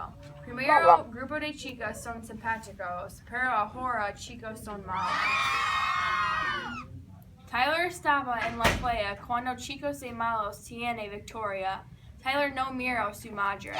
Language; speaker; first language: Spanish; non-native, learner; English